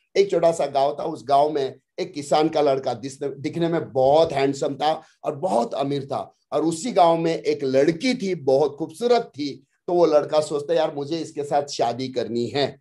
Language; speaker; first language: Hindi; non-native, local second language; Marathi